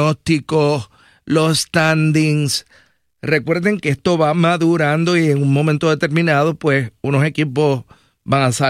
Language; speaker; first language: Spanish; native; Spanish